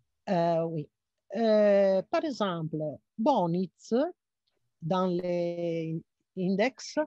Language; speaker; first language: French; non-native, fluent; Italian